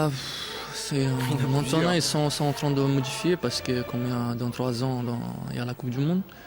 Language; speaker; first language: French; non-native, fluent; Portuguese